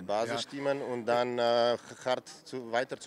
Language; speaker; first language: German; non-native, learner; Slovenian